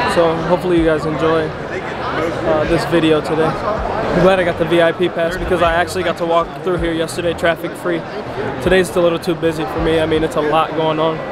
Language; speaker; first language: English; native; English